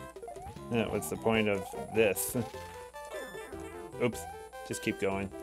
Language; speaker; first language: English; native; English